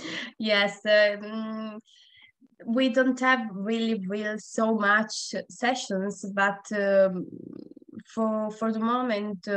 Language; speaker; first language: English; non-native, learner; Italian